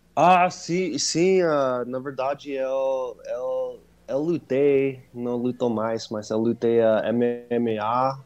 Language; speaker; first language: Portuguese; non-native, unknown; English